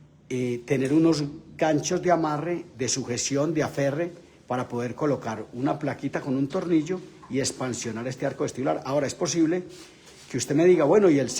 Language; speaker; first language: Spanish; native; Spanish